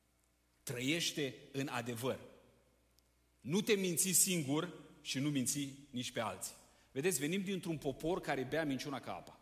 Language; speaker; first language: Romanian; native; Romanian